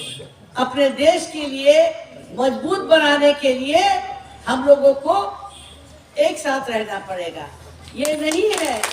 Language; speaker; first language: Hindi; non-native, local second language; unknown